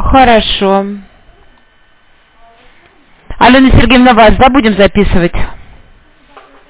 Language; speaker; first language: Russian; native; Russian